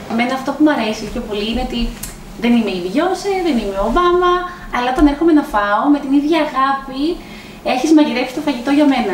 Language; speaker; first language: Greek; native; Greek